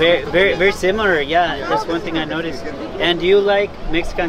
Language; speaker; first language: English; non-native, fluent; Spanish